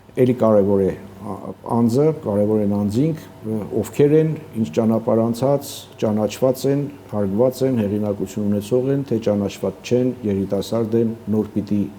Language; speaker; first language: Armenian; native; Armenian